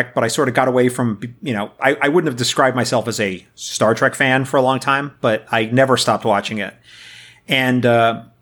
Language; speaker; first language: English; native; English